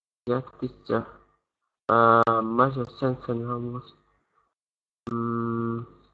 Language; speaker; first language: English; non-native, learner; Vietnamese